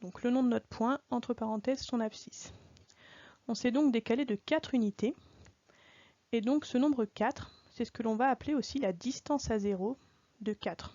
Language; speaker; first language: French; native; French